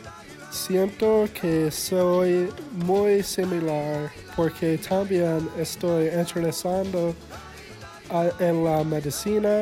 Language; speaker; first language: Spanish; non-native, learner; English